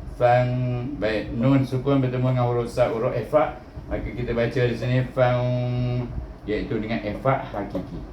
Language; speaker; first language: Malay; native; Malay